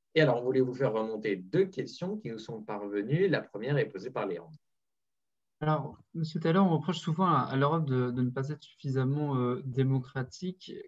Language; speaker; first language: French; non-native, fluent; English